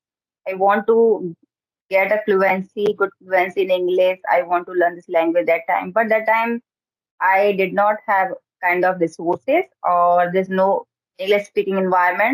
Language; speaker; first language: English; non-native, learner; Hindi